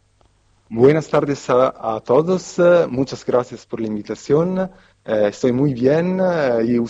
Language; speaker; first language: Spanish; non-native, fluent; Italian